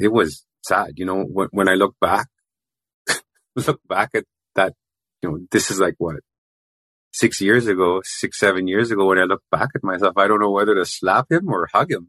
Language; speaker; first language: English; non-native, local second language; Filipino